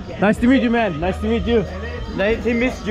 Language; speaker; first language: English; non-native, learner; Turkish